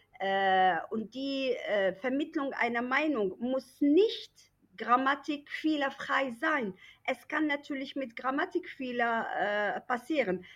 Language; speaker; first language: German; non-native, fluent; Arabic